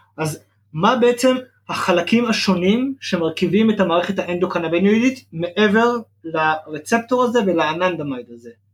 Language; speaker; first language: Hebrew; native; Hebrew